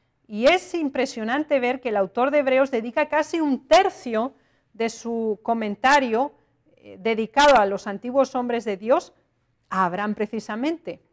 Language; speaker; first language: Spanish; native; Spanish